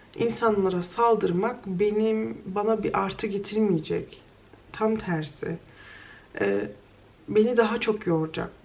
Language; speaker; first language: Turkish; native; Turkish